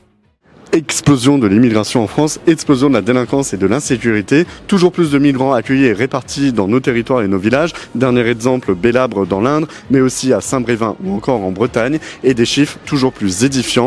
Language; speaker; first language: French; native; French